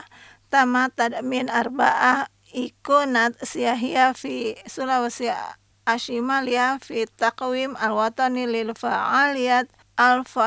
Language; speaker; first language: Arabic; non-native, fluent; Indonesian